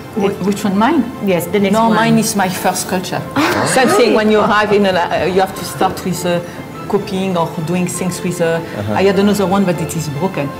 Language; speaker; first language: English; non-native, learner; French